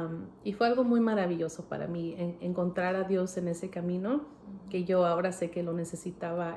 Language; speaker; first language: Spanish; early bilingual, heritage; Spanish